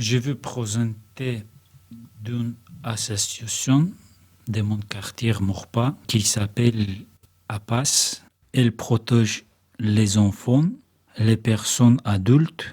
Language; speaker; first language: French; non-native, learner; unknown